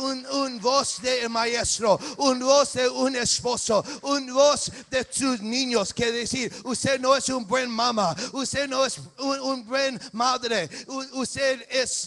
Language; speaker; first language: Spanish; early bilingual, heritage; English